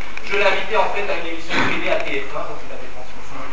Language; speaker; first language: French; native; French